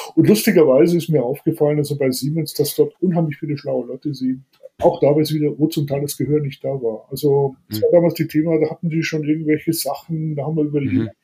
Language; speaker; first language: German; native; German